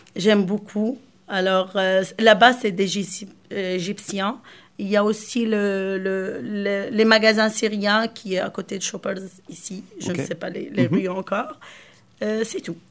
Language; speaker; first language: French; non-native, local second language; Arabic